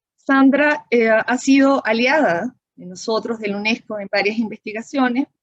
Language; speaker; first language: Spanish; native; Spanish